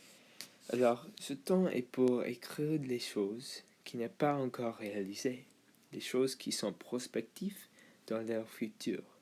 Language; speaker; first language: French; non-native, learner; English